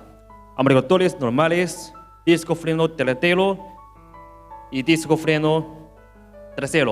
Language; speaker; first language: Spanish; non-native, learner; Chinese